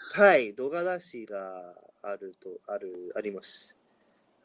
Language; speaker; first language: Japanese; non-native, learner; Spanish